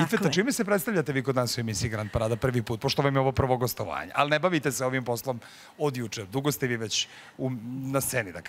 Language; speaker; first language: Serbian; native; Serbian